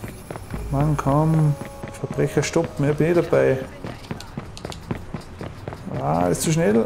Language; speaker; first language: German; native; German